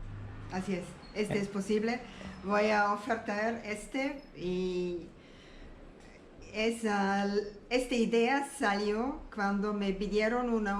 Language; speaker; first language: Spanish; non-native, learner; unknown